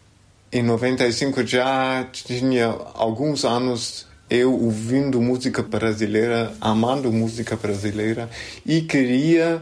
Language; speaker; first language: Portuguese; non-native, fluent; German